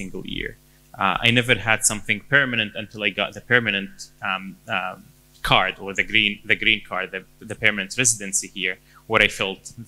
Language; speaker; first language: English; non-native, fluent; Arabic